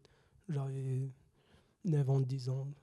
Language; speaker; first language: French; non-native, fluent; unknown